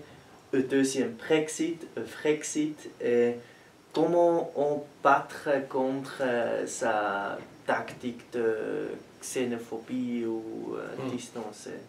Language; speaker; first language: French; non-native, learner; German